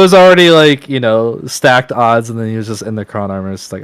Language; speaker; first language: English; native; English